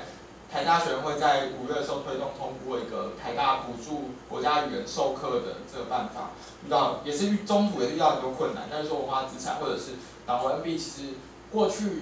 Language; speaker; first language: Chinese; native; Chinese